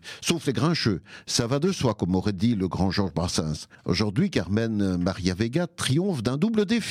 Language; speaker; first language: French; native; French